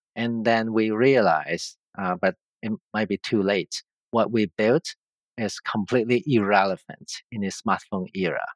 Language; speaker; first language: English; non-native, local second language; Cantonese